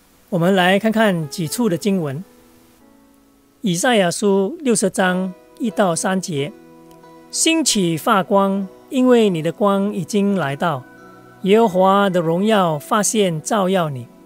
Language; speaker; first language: Chinese; native; Chinese